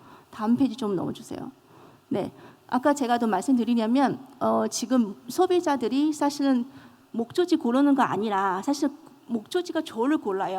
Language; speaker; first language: Korean; non-native, fluent; Chinese